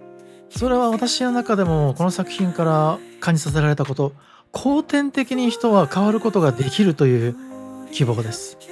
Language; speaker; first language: Japanese; native; Japanese